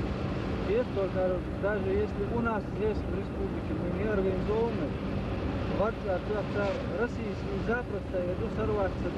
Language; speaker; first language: Russian; non-native, local second language; Chechen